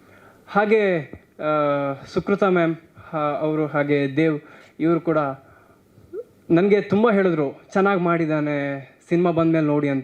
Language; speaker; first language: Kannada; non-native, local second language; Tulu